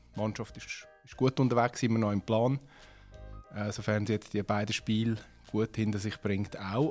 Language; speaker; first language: German; native; German